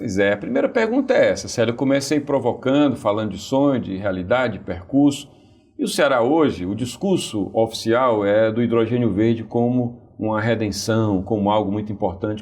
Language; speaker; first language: Portuguese; native; Portuguese